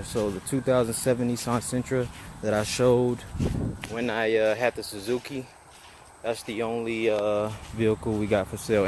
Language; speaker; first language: English; native; English